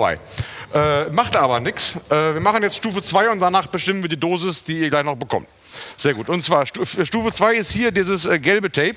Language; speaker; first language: German; native; German